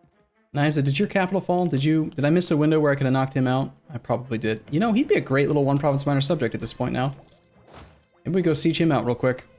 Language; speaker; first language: English; native; English